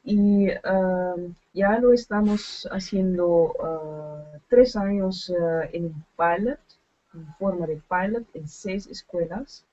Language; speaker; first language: Spanish; non-native, learner; Dutch